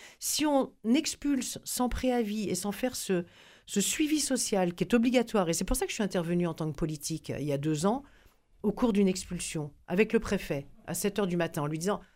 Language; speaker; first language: French; native; French